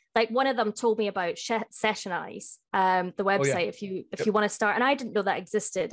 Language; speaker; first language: English; native; English